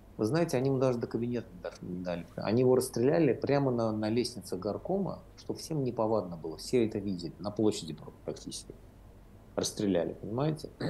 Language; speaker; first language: Russian; non-native, local second language; Azerbaijani